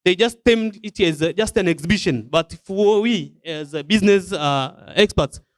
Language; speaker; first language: English; non-native, local second language; Swahili